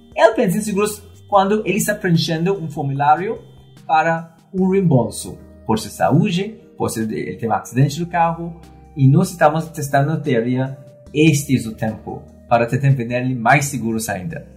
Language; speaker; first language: Portuguese; non-native, fluent; English